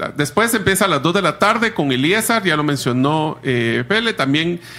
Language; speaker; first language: Spanish; native; Spanish